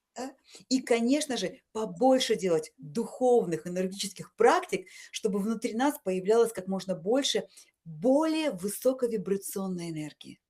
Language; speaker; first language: Russian; native; Russian